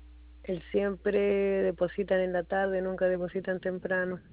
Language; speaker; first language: Spanish; native; Spanish